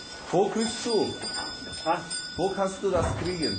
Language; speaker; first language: German; non-native, fluent; Korean